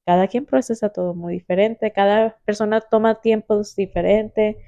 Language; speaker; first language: Spanish; early bilingual, heritage; Spanish